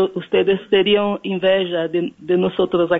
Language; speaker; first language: Spanish; non-native, learner; Portuguese